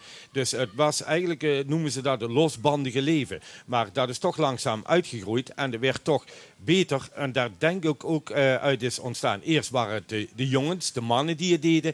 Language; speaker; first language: Dutch; native; Dutch